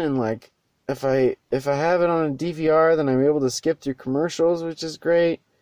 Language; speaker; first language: English; native; English